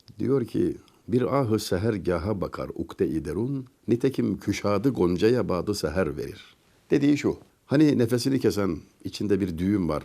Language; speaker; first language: Turkish; native; Turkish